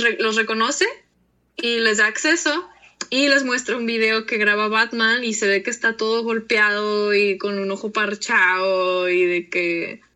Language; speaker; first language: Spanish; native; Spanish